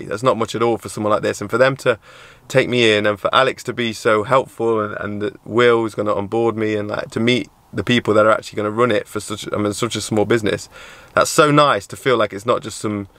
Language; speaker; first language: English; native; English